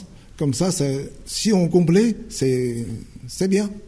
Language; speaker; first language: French; non-native, fluent; Chinese